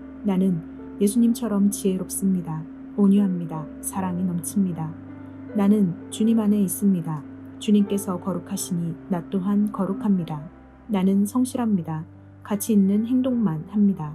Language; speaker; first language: Korean; native; Korean